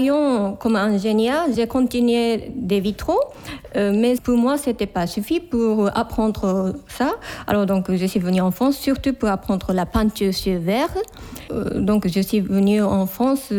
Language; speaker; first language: French; non-native, fluent; Japanese